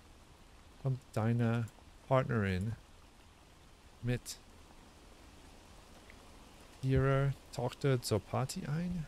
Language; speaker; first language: German; non-native, learner; English